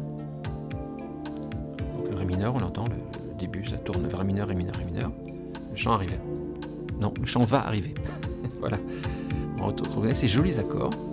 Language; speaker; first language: French; native; French